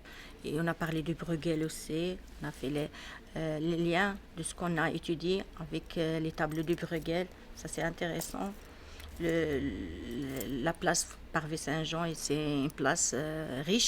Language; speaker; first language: French; non-native, learner; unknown